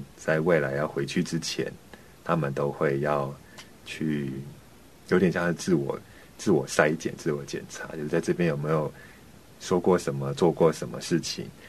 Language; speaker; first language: Chinese; native; Chinese